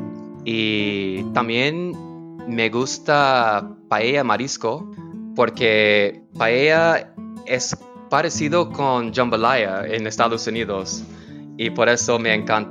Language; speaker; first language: Spanish; non-native, learner; English